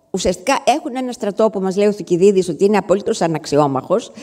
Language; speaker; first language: Greek; native; Greek